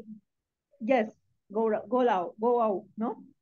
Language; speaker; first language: English; non-native, learner; Spanish